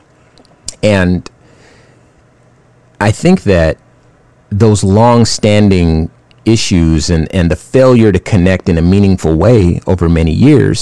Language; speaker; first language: English; native; English